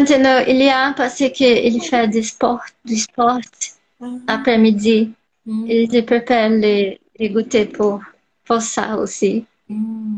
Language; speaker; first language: French; non-native, learner; Portuguese